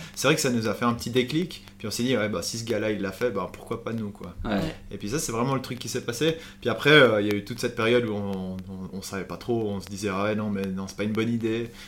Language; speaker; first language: French; native; French